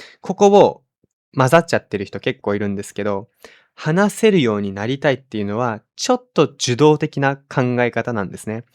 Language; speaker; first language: Japanese; native; Japanese